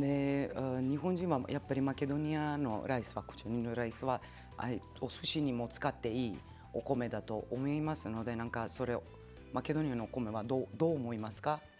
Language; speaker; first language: Japanese; non-native, fluent; Macedonian